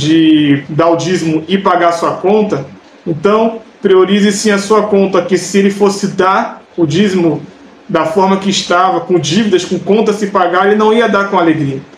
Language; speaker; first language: Portuguese; native; Portuguese